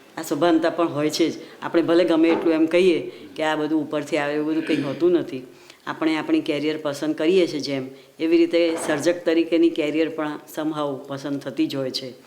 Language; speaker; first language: Gujarati; native; Gujarati